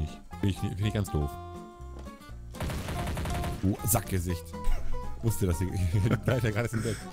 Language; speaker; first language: German; native; German